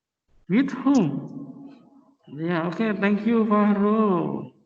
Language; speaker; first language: English; non-native, fluent; Indonesian